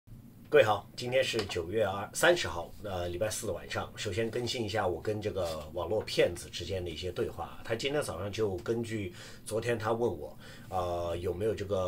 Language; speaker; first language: Chinese; native; Chinese